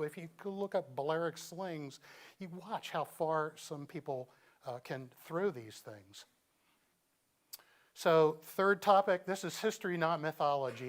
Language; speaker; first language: English; native; English